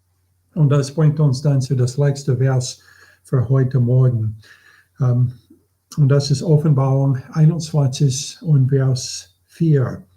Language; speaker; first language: German; non-native, fluent; English